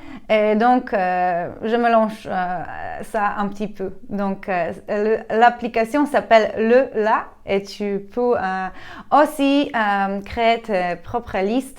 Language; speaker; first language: French; non-native, fluent; Polish